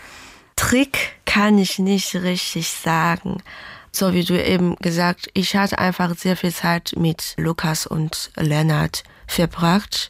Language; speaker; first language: German; non-native, fluent; Chinese